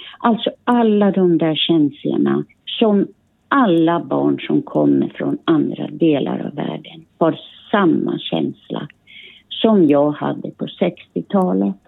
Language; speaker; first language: Swedish; early bilingual, other home language; Finnish